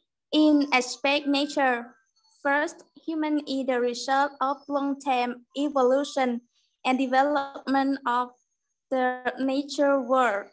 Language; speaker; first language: English; non-native, learner; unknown